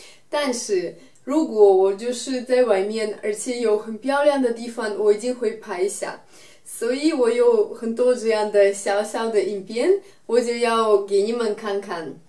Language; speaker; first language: Chinese; non-native, fluent; Russian